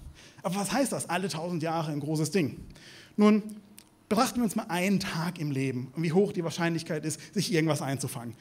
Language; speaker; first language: German; native; German